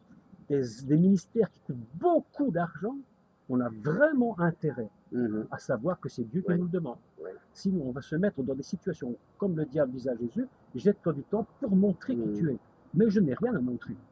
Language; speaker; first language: French; native; French